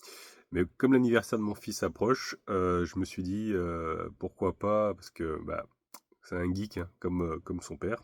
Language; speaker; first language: French; native; French